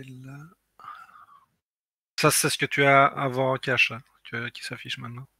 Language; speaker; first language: French; native; French